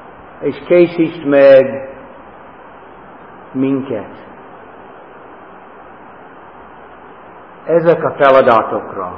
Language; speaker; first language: Hungarian; non-native, fluent; English